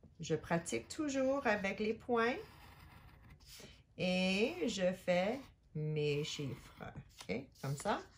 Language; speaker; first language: French; non-native, learner; English